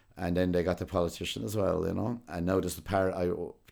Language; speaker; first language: English; native; English